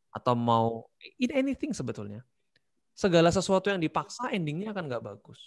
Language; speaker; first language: Indonesian; native; Indonesian